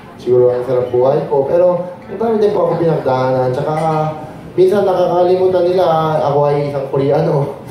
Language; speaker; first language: Filipino; non-native, fluent; Korean